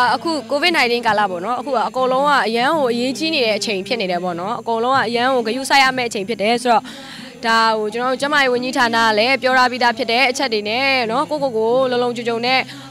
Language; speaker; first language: Burmese; native; Burmese